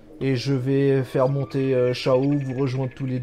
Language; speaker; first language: French; native; French